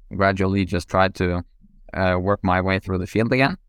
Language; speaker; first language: English; non-native, fluent; Norwegian